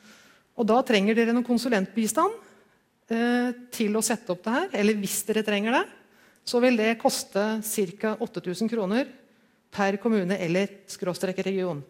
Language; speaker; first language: Norwegian; native; Norwegian